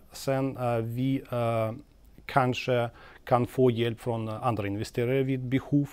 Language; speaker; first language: Swedish; non-native, fluent; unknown